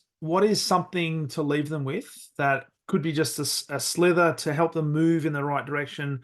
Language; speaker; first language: English; native; English